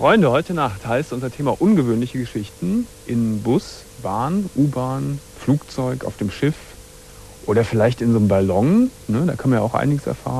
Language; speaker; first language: German; native; German